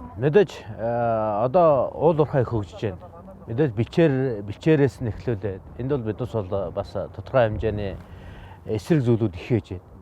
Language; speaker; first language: Mongolian; native; Mongolian